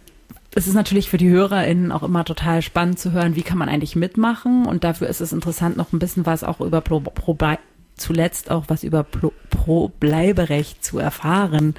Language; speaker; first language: German; native; German